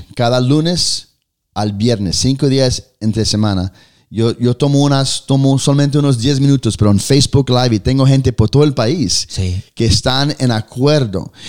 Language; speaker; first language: Spanish; early bilingual, heritage; Spanish